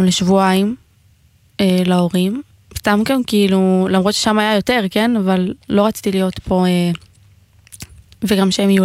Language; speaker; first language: Hebrew; native; Hebrew